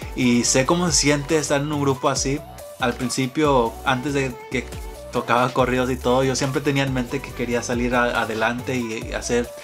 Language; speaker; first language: Spanish; early bilingual, heritage; Spanish